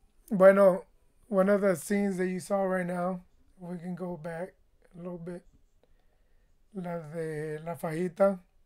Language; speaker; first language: English; early bilingual, other home language; Spanish